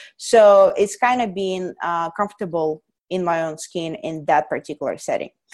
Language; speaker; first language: English; non-native, fluent; Russian